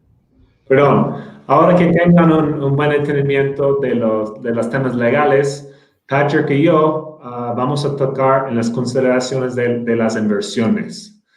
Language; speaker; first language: Spanish; non-native, fluent; English